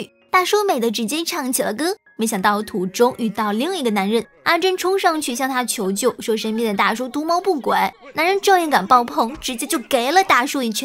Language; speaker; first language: Chinese; native; Chinese